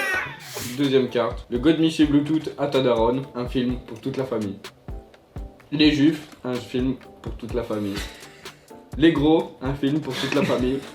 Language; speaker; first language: French; native; French